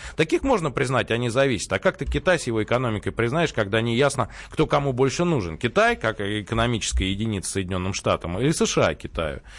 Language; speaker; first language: Russian; native; Russian